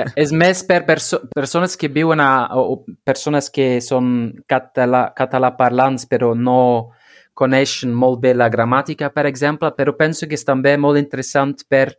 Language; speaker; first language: Catalan; non-native, learner; Dutch